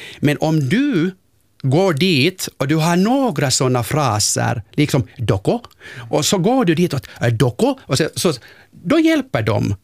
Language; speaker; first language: Swedish; non-native, local second language; Finnish